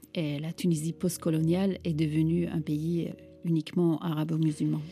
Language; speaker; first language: French; non-native, fluent; Turkish